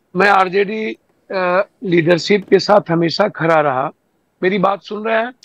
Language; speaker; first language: Hindi; native; Hindi